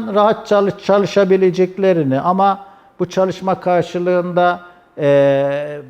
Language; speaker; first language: Turkish; native; Turkish